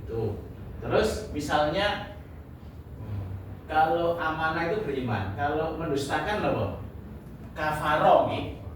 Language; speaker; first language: Indonesian; native; Indonesian